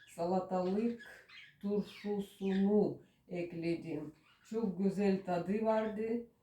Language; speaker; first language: Turkish; non-native, learner; Russian